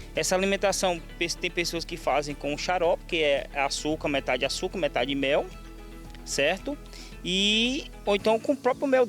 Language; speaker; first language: Portuguese; native; Portuguese